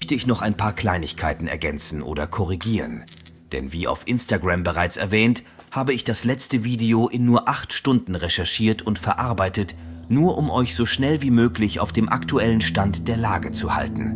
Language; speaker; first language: German; native; German